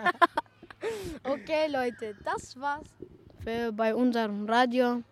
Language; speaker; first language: German; native; German